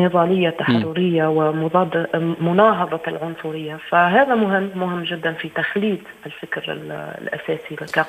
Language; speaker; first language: Arabic; native; Arabic